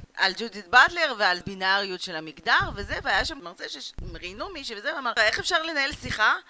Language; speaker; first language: Hebrew; early bilingual, other home language; Russian